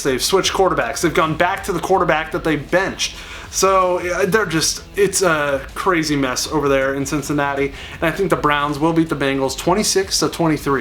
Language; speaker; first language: English; native; English